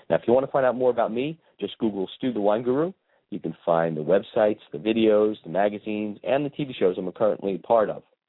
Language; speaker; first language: English; native; English